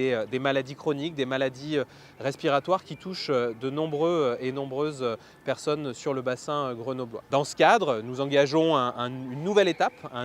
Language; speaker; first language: French; native; French